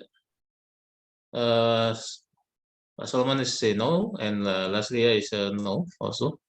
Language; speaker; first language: English; non-native, learner; Indonesian